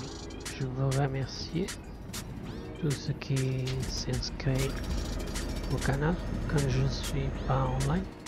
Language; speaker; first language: French; non-native, learner; Italian